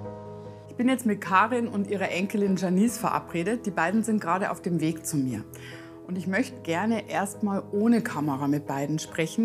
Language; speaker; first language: German; native; German